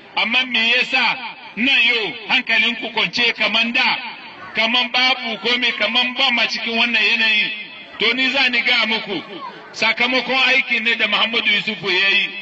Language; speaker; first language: Hausa; non-native, local second language; Arabic